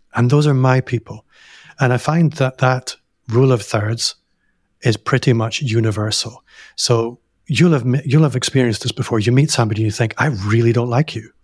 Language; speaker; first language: English; native; English